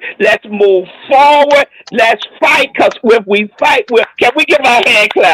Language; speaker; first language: English; native; English